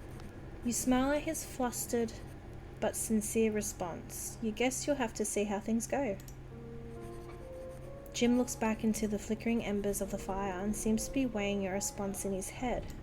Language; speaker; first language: English; native; English